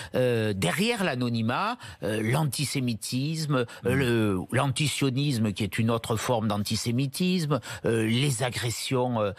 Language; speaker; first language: French; native; French